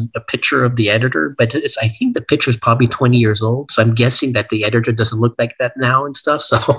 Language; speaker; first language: English; native; English